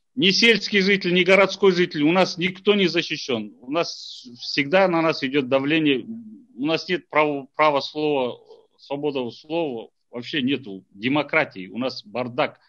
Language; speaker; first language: Russian; non-native, local second language; Kazakh